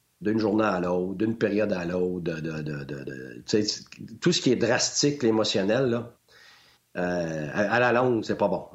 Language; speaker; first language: French; native; French